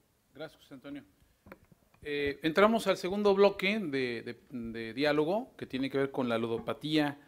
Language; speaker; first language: Spanish; native; Spanish